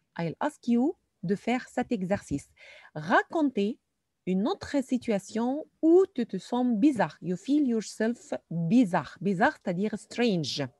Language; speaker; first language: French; non-native, fluent; Arabic